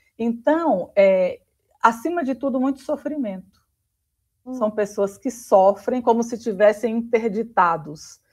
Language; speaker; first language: Portuguese; native; Portuguese